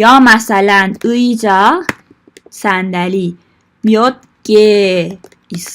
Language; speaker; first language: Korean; non-native, fluent; Persian